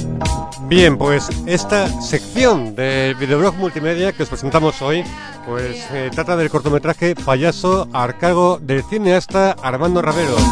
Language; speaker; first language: Spanish; native; Spanish